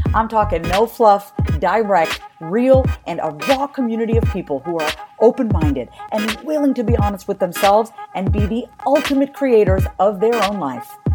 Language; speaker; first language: English; native; English